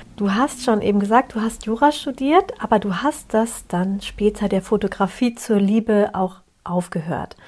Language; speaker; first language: German; early bilingual, other home language; Turkish